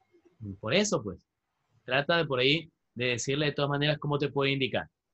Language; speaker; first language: Spanish; native; Spanish